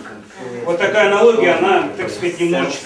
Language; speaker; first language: Russian; native; Russian